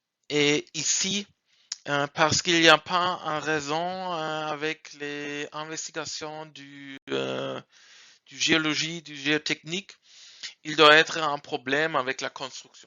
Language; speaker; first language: French; non-native, learner; German